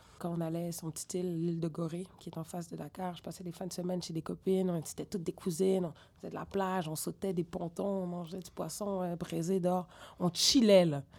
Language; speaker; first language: French; native; French